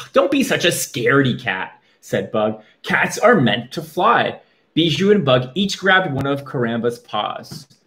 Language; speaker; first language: English; native; English